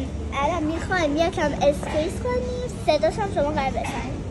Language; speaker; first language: Persian; native; Persian